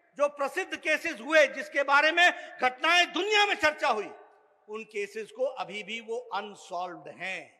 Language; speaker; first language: Hindi; native; Hindi